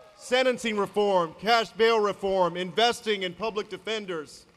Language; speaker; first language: English; native; English